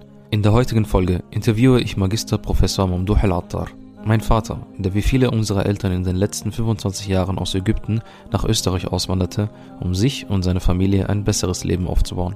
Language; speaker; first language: German; early bilingual, other home language; Arabic